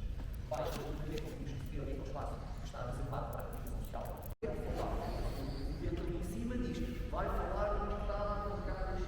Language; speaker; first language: Portuguese; native; Portuguese